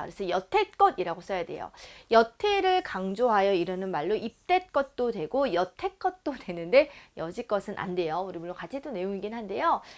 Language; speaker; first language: Korean; native; Korean